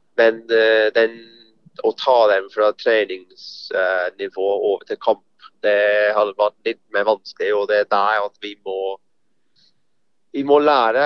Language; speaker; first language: Norwegian; non-native, fluent; English